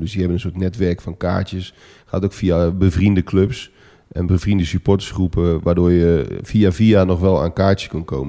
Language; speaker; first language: Dutch; native; Dutch